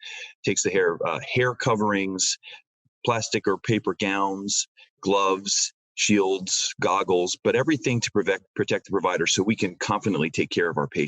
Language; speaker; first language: English; native; English